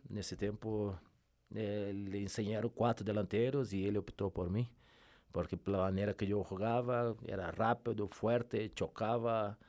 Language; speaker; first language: Spanish; non-native, fluent; Portuguese